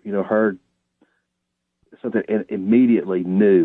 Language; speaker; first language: English; native; English